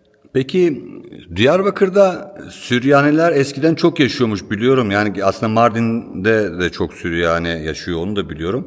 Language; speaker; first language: Turkish; native; Turkish